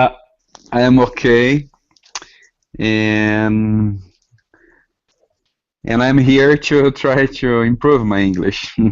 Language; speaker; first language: English; non-native, learner; Portuguese